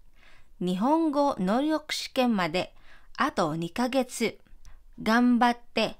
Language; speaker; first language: Japanese; non-native, fluent; Filipino